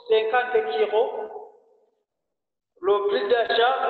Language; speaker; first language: French; non-native, learner; Rundi